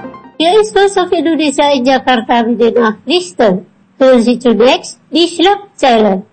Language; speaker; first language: German; non-native, fluent; Indonesian